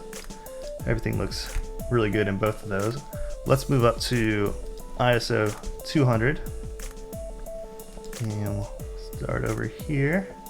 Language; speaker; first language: English; native; English